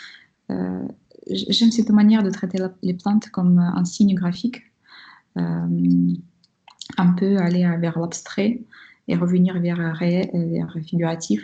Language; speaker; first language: French; non-native, fluent; Russian